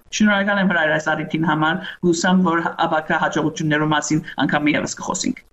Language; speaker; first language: Armenian; early bilingual, heritage; Armenian